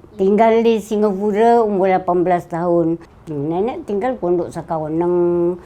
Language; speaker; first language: Malay; non-native, local second language; Madurese